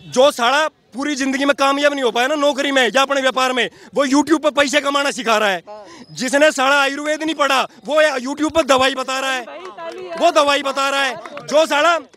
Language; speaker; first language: Hindi; native; Hindi